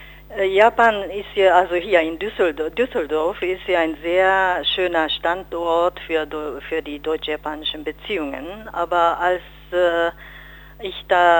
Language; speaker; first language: German; non-native, fluent; Japanese